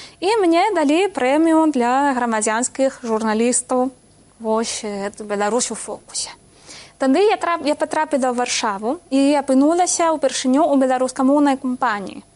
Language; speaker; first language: Belarusian; non-native, fluent; Spanish